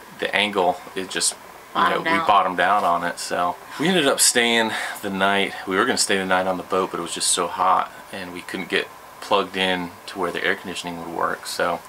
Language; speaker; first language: English; native; English